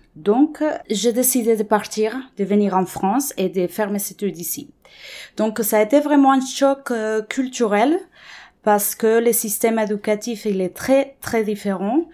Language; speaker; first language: French; non-native, fluent; Spanish